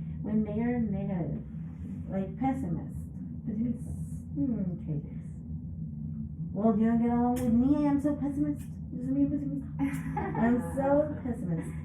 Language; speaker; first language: English; non-native, fluent; Spanish